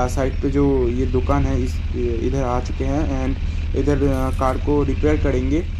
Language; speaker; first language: Hindi; non-native, local second language; Bangla